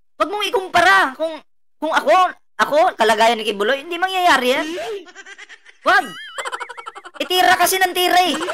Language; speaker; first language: Filipino; non-native, local second language; Cebuano